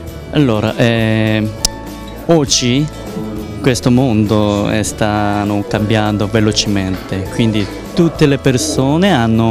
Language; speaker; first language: Italian; non-native, learner; Korean